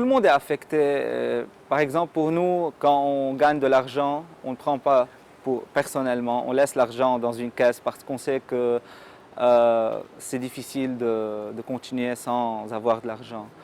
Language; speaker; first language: French; non-native, local second language; Arabic